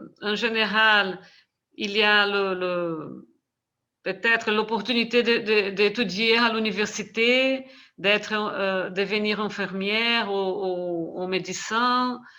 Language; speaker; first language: French; non-native, fluent; Portuguese